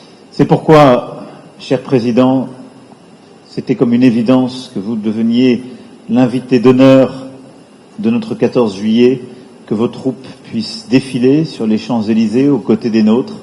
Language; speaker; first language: French; native; French